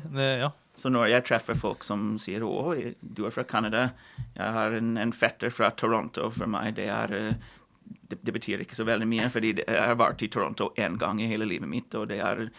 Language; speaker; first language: Norwegian; non-native, fluent; English